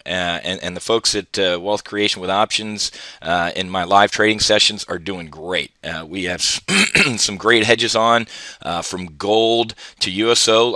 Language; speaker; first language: English; native; English